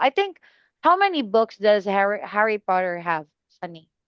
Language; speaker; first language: English; non-native, fluent; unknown